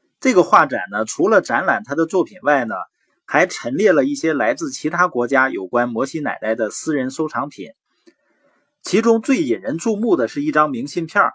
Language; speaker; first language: Chinese; native; Chinese